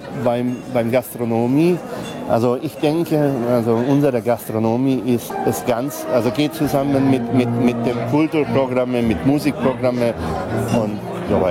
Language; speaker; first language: German; non-native, local second language; Hungarian